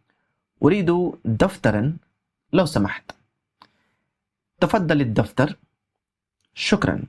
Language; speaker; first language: Arabic; non-native, fluent; Urdu